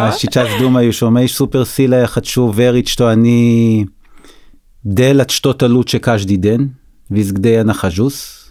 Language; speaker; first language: Russian; non-native, learner; Hebrew